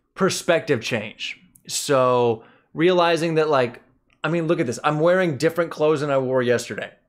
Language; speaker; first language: English; native; English